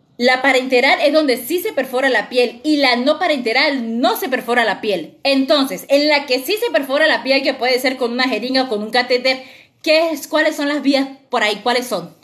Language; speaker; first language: Spanish; native; Spanish